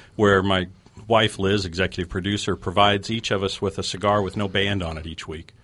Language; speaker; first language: English; native; English